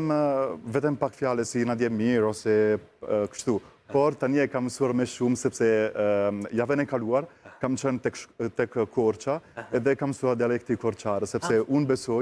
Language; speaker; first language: Albanian; non-native, learner; Italian